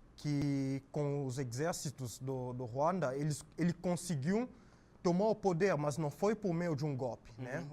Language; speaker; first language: Portuguese; non-native, fluent; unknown